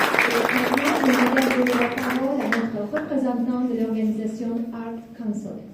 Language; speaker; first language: French; non-native, fluent; Azerbaijani